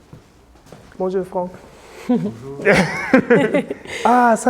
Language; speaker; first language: French; non-native, fluent; Japanese